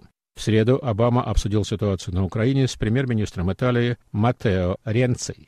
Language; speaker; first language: Russian; native; Russian